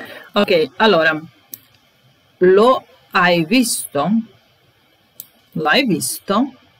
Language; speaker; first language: Italian; non-native, fluent; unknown